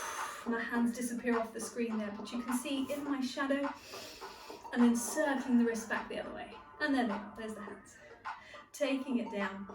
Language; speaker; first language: English; native; English